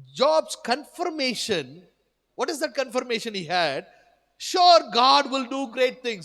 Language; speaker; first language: English; non-native, local second language; Malayalam